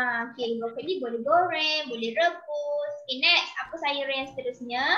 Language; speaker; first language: Malay; native; Malay